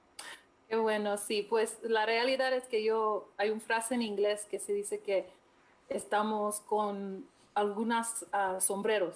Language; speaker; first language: Spanish; non-native, fluent; English